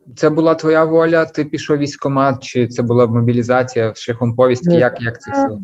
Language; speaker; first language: Ukrainian; native; Ukrainian